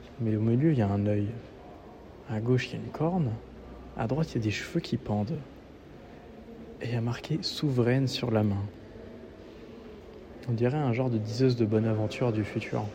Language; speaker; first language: French; native; French